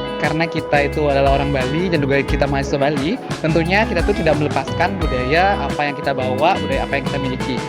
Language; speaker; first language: Indonesian; native; Indonesian